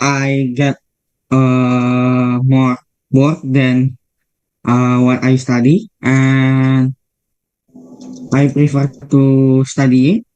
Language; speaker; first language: English; non-native, learner; Indonesian